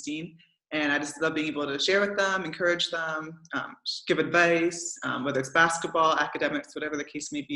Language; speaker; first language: English; native; English